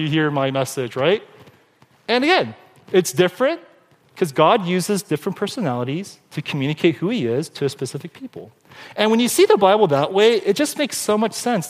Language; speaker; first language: English; native; English